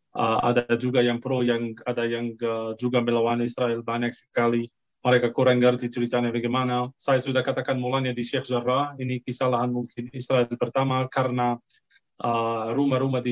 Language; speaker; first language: Indonesian; non-native, fluent; Arabic